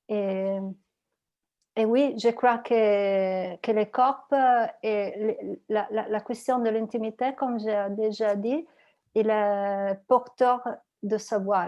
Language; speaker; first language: French; non-native, learner; Italian